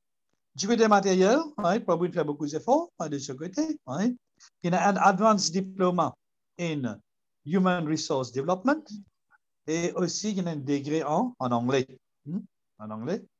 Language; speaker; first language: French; non-native, learner; Morisyen